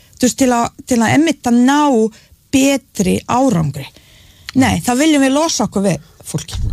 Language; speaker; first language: Icelandic; non-native, fluent; Bosnian